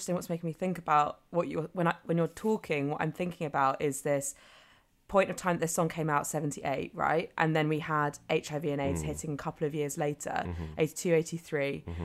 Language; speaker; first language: English; native; English